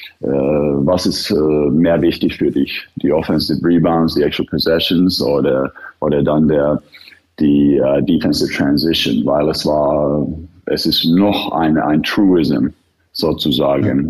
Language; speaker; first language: German; non-native, fluent; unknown